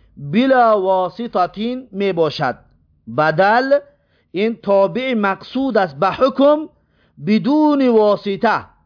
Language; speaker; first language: Persian; native; Persian